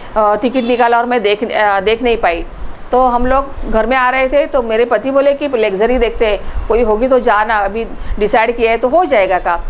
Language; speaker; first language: Hindi; non-native, local second language; Marathi